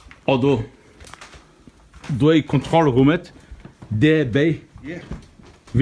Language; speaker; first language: Danish; non-native, learner; Bulgarian